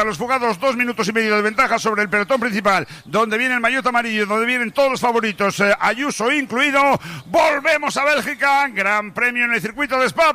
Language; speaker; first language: Spanish; native; Spanish